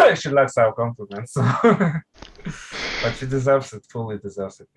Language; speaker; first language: English; non-native, fluent; Russian